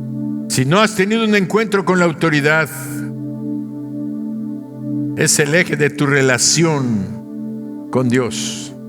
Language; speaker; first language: Spanish; native; Spanish